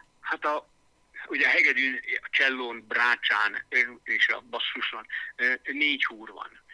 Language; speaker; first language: Hungarian; native; Hungarian